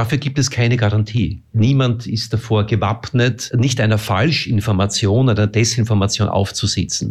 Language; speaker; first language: German; native; German